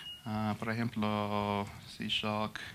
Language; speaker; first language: Spanish; non-native, learner; English